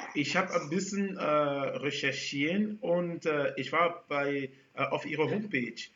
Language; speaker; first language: German; non-native, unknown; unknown